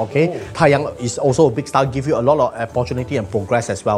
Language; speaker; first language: English; non-native, local second language; Chinese